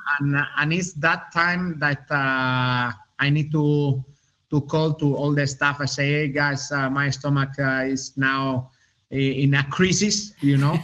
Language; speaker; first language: English; non-native, learner; Spanish